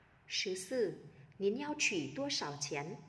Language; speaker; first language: Chinese; non-native, fluent; Vietnamese